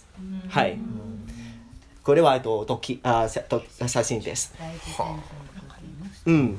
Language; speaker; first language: Japanese; non-native, learner; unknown